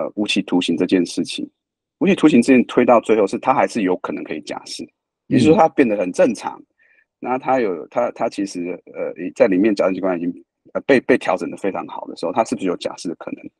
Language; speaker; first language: Chinese; native; Chinese